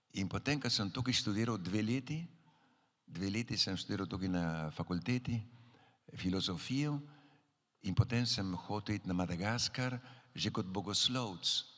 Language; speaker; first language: Slovenian; early bilingual, heritage; Slovenian